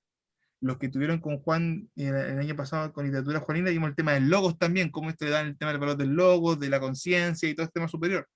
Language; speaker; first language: Spanish; native; Spanish